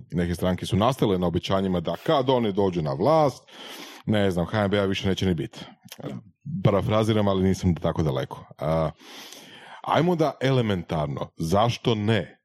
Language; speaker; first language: Croatian; native; Croatian